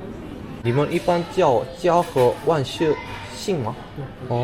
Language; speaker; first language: Chinese; non-native, fluent; Korean